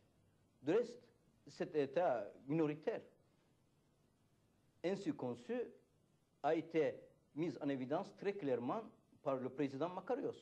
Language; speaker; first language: French; non-native, fluent; Turkish